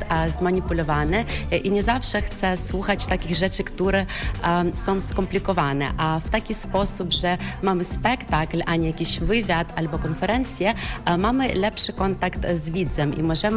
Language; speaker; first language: Polish; non-native, fluent; Ukrainian